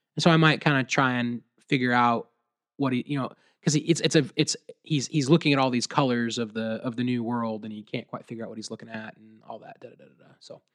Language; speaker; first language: English; native; English